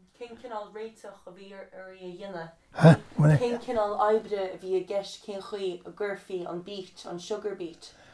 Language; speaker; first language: Irish; native; Irish